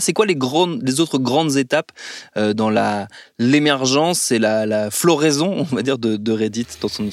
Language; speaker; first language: French; native; French